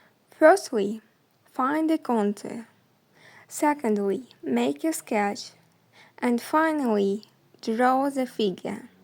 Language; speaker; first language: English; non-native, fluent; Ukrainian